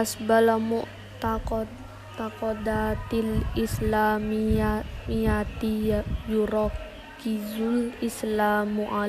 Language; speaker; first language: Arabic; non-native, learner; Indonesian